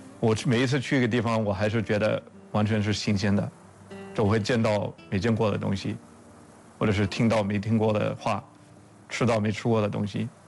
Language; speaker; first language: Chinese; non-native, fluent; English